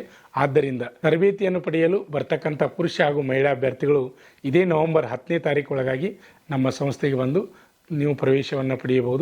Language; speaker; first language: Kannada; native; Kannada